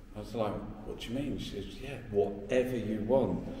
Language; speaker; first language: English; native; English